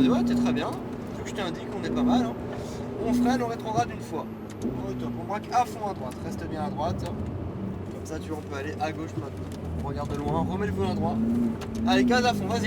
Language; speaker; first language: French; native; French